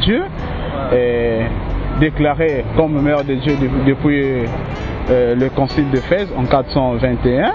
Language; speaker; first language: French; non-native, local second language; Kongo